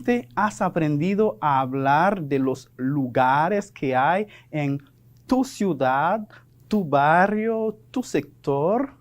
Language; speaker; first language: Spanish; non-native, fluent; French